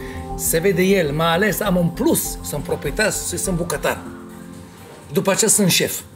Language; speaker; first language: Romanian; non-native, fluent; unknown